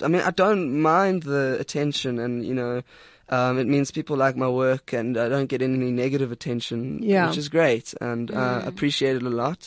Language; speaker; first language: English; native; English